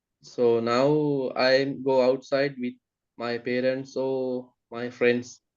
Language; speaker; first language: English; non-native, learner; Sinhala